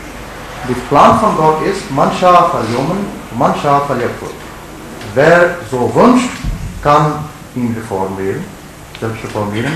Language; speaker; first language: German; non-native, learner; Urdu